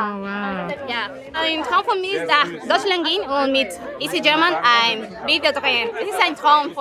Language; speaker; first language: German; non-native, learner; Spanish